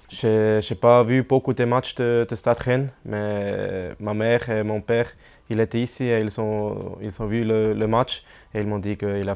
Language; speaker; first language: French; non-native, local second language; German